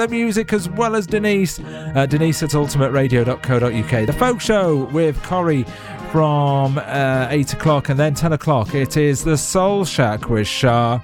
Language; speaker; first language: English; native; English